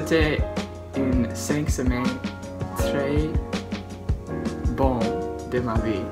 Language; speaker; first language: French; non-native, learner; English